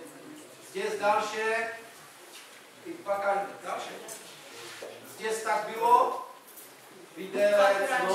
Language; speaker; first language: Russian; non-native, learner; Czech